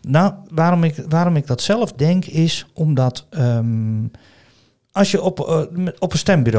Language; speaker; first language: Dutch; native; Dutch